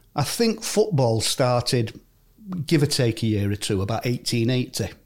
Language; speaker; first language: English; native; English